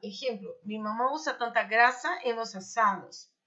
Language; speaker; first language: Spanish; non-native, fluent; Portuguese